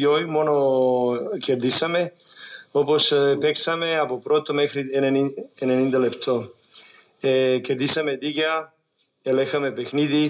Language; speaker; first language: Greek; non-native, learner; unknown